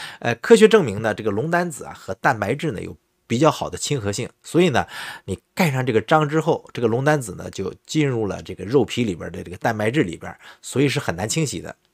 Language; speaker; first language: Chinese; native; Chinese